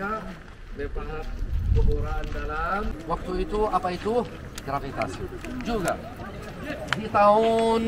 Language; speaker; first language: Indonesian; non-native, learner; Arabic